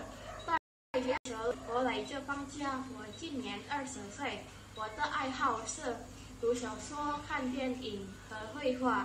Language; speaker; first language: Chinese; non-native, learner; Indonesian